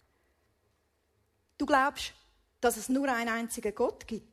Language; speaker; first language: German; native; German